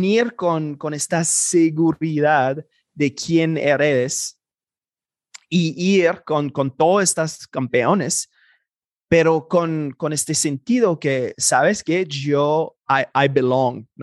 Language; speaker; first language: Spanish; non-native, fluent; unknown